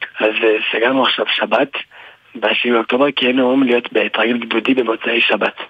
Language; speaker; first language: Hebrew; early bilingual, other home language; French